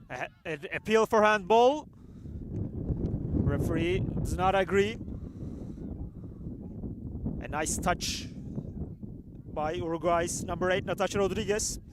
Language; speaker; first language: English; non-native, fluent; Turkish